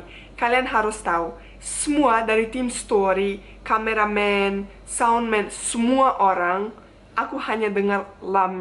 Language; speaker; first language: Indonesian; non-native, fluent; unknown